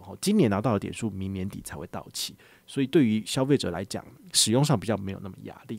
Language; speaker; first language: Chinese; native; Chinese